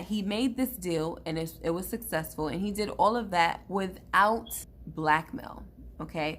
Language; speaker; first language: English; native; English